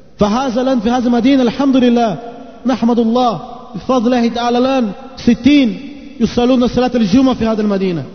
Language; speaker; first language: Arabic; non-native, fluent; Portuguese